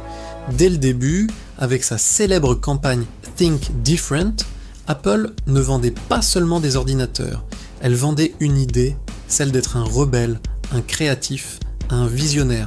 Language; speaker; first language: French; native; French